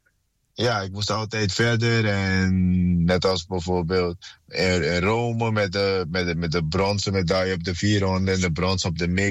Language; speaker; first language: Dutch; non-native, fluent; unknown